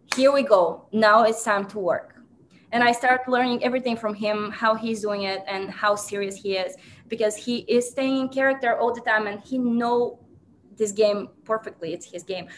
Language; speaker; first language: English; non-native, fluent; Bulgarian